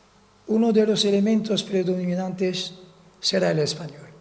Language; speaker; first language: Spanish; non-native, fluent; Arabic